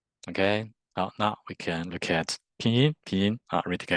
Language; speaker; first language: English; non-native, learner; Chinese